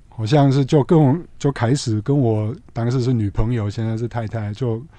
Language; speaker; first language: Chinese; non-native, fluent; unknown